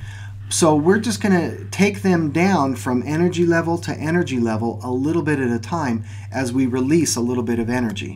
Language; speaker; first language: English; native; English